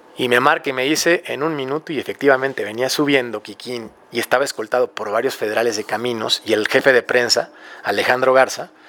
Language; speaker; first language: Spanish; native; Spanish